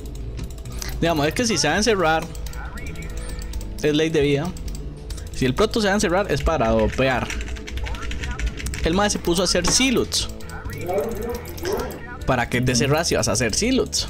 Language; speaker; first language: Spanish; native; Spanish